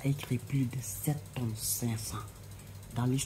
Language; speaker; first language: French; non-native, local second language; Wolof